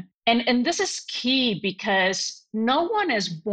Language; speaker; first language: English; non-native, fluent; Spanish